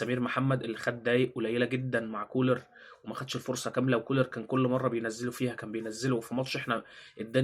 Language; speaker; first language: Arabic; native; Arabic